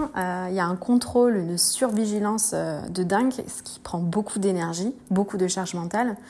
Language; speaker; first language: French; native; French